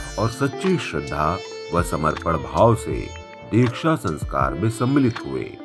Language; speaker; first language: Hindi; native; Hindi